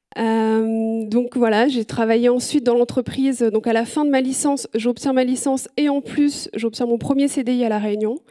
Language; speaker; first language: French; native; French